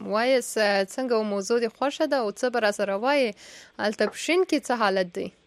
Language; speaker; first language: Pashto; native; Pashto